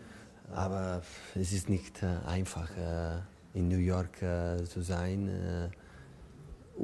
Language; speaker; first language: German; non-native, learner; Catalan